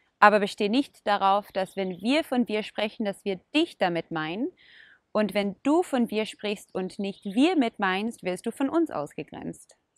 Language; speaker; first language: German; non-native, fluent; Hebrew